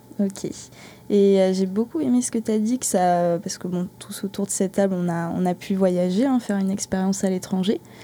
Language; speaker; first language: French; native; French